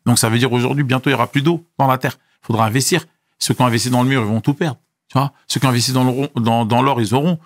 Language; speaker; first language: French; early bilingual, other home language; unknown